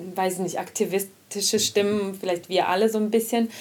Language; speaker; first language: German; non-native, fluent; Ukrainian